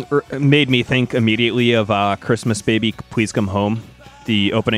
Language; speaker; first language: English; native; English